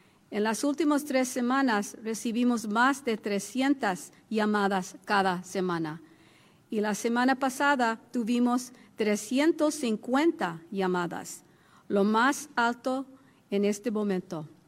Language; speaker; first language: Spanish; early bilingual, heritage; Spanish